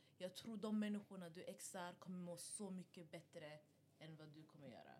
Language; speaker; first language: Swedish; early bilingual, other home language; Arabic